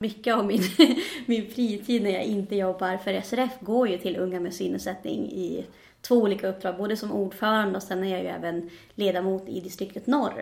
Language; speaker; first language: Swedish; native; Swedish